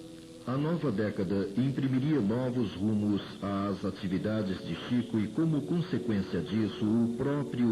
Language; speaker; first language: Portuguese; native; Portuguese